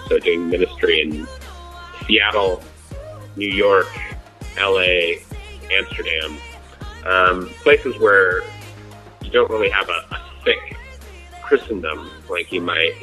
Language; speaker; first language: English; native; English